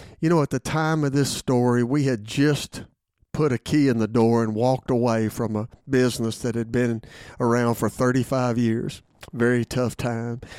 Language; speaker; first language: English; native; English